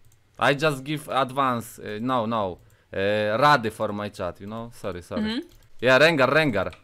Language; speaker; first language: English; non-native, learner; Polish